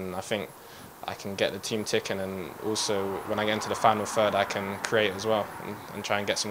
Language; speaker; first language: English; native; English